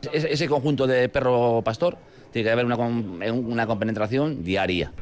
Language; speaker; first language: Spanish; native; Spanish